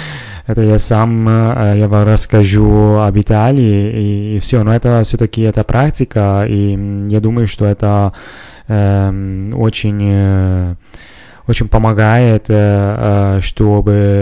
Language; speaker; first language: Russian; non-native, fluent; Italian